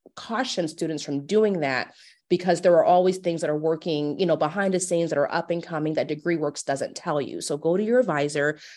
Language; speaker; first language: English; native; English